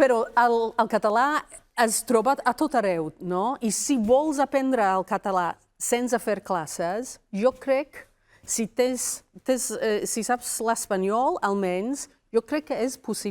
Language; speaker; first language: Catalan; non-native, fluent; Welsh